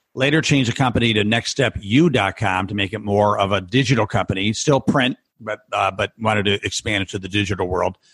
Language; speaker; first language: English; native; English